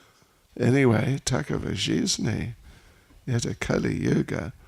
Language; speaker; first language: Russian; non-native, learner; English